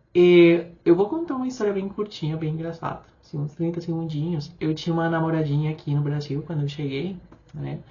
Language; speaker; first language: Portuguese; non-native, fluent; Spanish